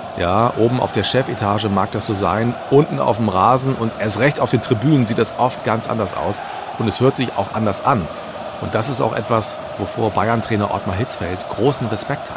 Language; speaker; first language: German; native; German